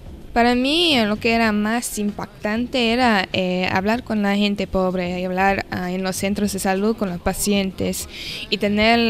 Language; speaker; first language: Spanish; non-native, fluent; English